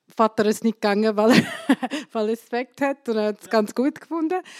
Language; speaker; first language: German; non-native, fluent; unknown